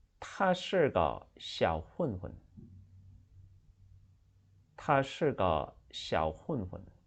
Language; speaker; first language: Chinese; non-native, fluent; Korean